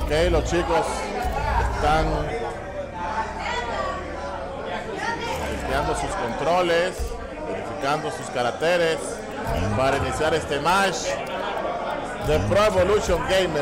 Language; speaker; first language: Spanish; native; Spanish